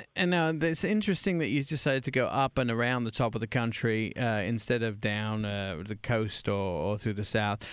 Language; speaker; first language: English; native; English